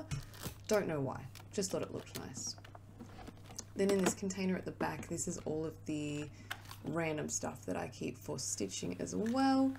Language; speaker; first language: English; native; English